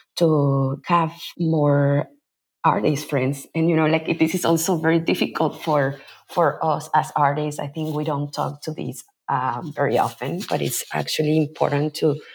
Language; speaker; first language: English; non-native, fluent; Spanish